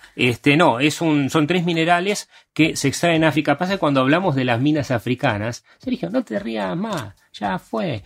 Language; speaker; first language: Spanish; early bilingual, other home language; Hungarian